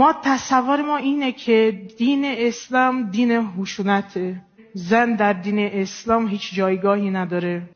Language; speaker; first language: Persian; non-native, fluent; Portuguese